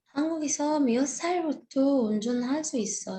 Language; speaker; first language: Korean; non-native, learner; Arabic